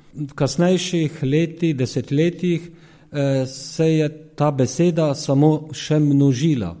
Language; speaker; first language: Slovenian; native; Slovenian